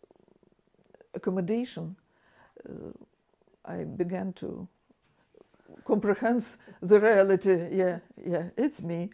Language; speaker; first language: English; non-native, fluent; Ukrainian